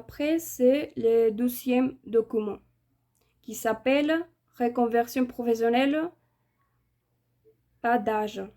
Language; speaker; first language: French; non-native, fluent; Spanish